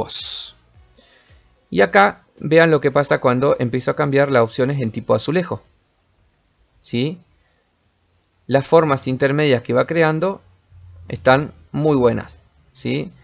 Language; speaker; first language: Spanish; native; Spanish